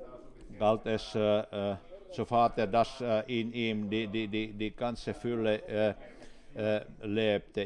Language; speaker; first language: German; non-native, fluent; Finnish